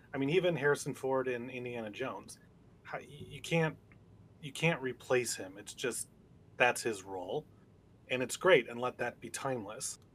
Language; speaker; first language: English; native; English